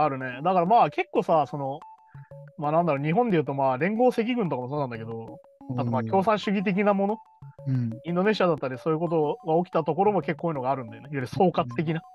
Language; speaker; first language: Japanese; native; Japanese